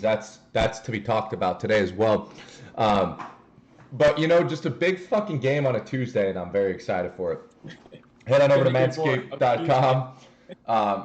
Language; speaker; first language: English; native; English